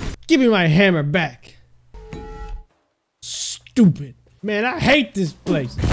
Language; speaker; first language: English; native; English